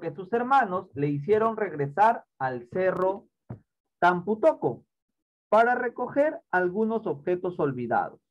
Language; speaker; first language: Spanish; native; Spanish